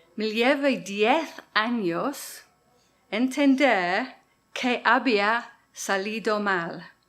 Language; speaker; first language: Spanish; non-native, learner; English